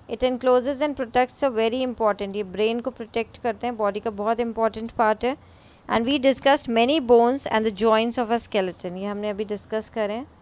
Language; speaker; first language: Hindi; native; Hindi